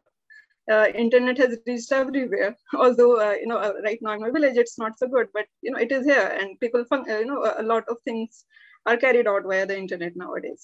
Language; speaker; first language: English; early bilingual, other home language; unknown